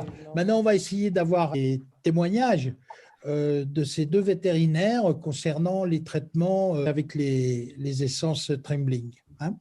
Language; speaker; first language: French; native; French